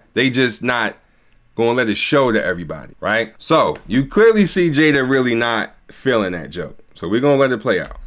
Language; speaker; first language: English; native; English